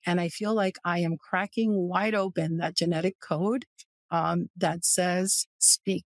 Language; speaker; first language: English; native; English